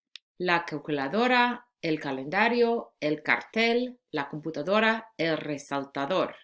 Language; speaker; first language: Spanish; non-native, fluent; English